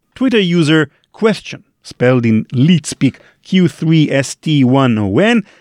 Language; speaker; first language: English; non-native, fluent; Hebrew